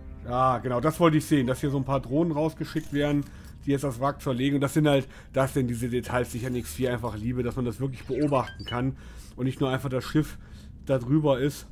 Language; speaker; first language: German; native; German